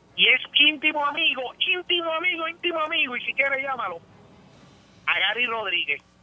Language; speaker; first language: Spanish; native; Spanish